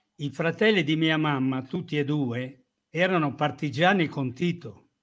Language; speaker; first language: Italian; native; Italian